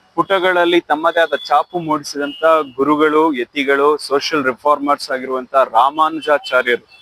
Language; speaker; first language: Kannada; native; Kannada